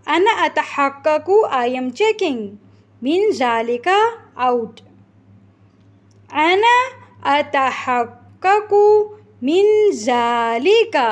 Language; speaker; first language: Arabic; non-native, fluent; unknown